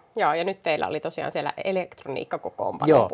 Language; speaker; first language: Finnish; native; Finnish